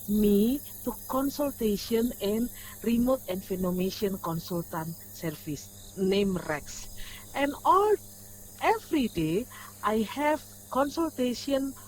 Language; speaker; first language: English; non-native, learner; Indonesian